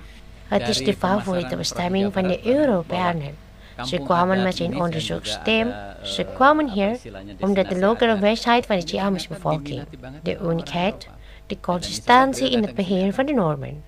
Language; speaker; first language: Dutch; non-native, fluent; Indonesian